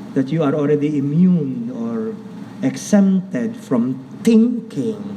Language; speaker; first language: English; non-native, local second language; Filipino